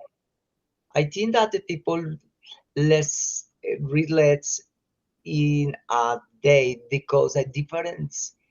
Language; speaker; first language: English; non-native, learner; Spanish